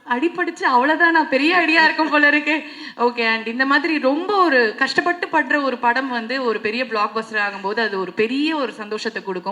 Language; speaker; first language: Tamil; native; Tamil